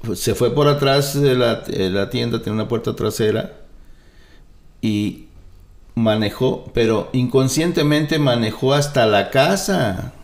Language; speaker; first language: Spanish; native; Spanish